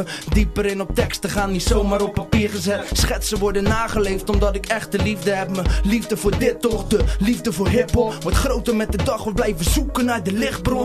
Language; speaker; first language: Dutch; native; Dutch